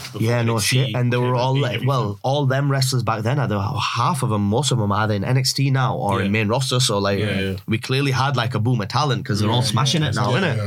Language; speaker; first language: English; early bilingual, other home language; Urdu